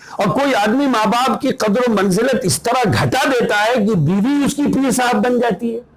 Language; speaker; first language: Urdu; native; Urdu